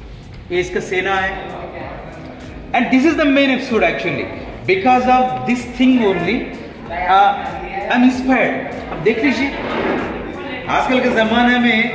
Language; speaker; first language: Hindi; native; Hindi